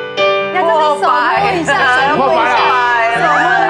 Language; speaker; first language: Chinese; native; Chinese